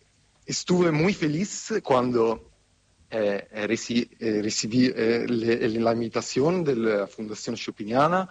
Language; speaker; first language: Spanish; non-native, fluent; Italian